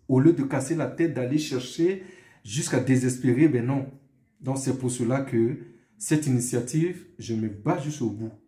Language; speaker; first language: French; non-native, local second language; Sango